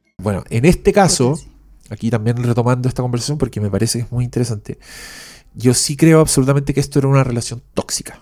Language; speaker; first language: Spanish; native; Spanish